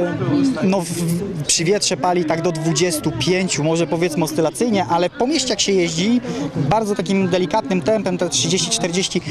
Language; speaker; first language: Polish; native; Polish